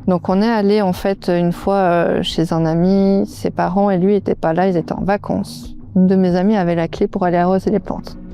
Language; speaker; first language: French; native; French